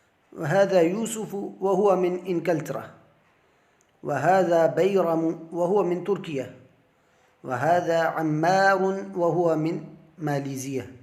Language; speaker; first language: Arabic; non-native, fluent; Urdu